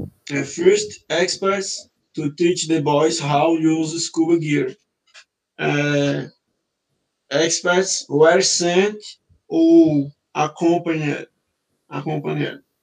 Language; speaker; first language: English; non-native, learner; Portuguese